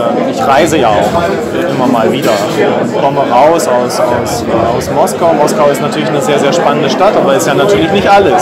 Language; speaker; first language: German; native; German